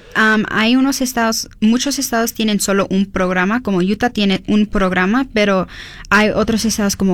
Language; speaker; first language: Spanish; early bilingual, heritage; Spanish